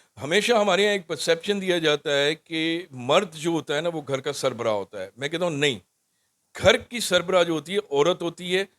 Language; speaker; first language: Urdu; non-native, local second language; Sindhi